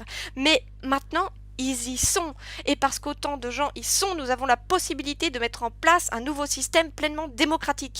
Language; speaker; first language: French; native; French